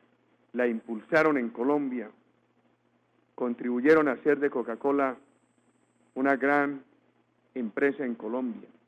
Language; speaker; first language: Spanish; native; Spanish